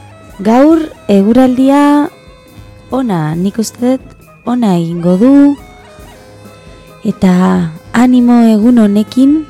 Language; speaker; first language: Basque; non-native, learner; Spanish